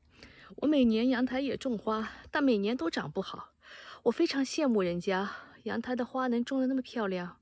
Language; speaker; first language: Chinese; native; Chinese